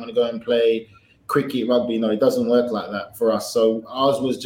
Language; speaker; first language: English; native; English